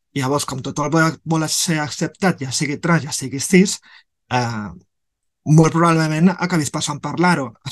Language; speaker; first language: Catalan; non-native, local second language; Spanish